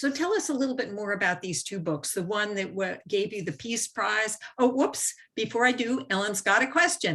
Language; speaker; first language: English; native; English